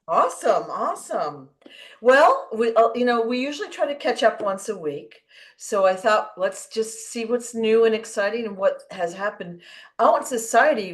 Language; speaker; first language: English; native; English